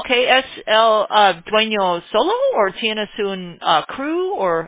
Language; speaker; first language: Spanish; non-native, learner; English